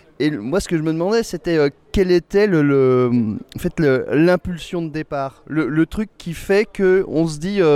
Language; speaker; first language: French; native; French